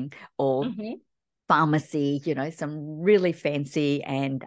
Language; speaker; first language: English; early bilingual, other home language; Vietnamese